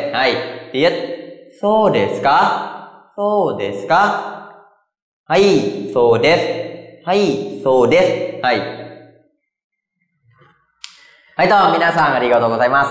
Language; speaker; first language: Japanese; non-native, fluent; Khmer